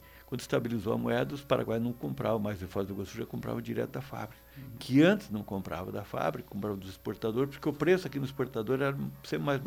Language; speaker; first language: Portuguese; native; Portuguese